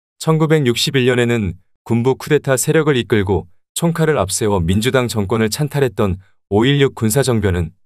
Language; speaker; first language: Korean; native; Korean